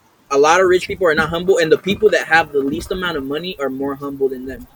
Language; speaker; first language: English; early bilingual, other home language; Spanish